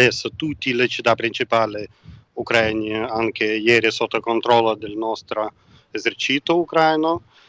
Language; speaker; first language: Italian; non-native, learner; Ukrainian